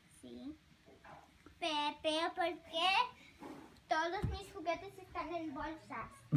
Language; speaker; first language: Spanish; early bilingual, other home language; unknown